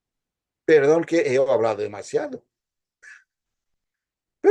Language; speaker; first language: Spanish; non-native, fluent; Portuguese